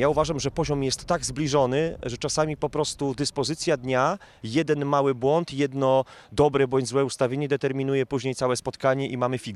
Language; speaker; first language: Polish; native; Polish